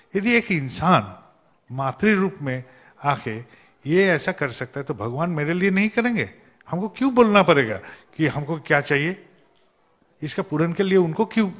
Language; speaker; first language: Hindi; non-native, local second language; Bangla